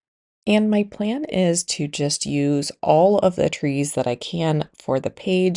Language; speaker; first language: English; native; English